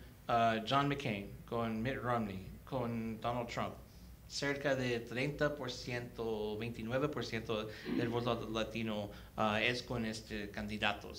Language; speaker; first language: Spanish; early bilingual, heritage; Spanish